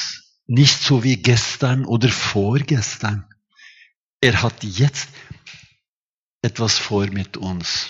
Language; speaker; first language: German; non-native, fluent; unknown